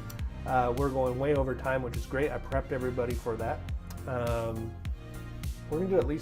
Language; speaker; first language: English; native; English